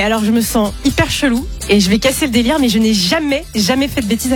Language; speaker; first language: French; native; French